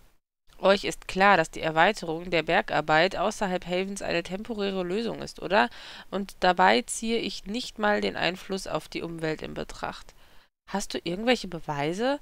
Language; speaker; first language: German; native; German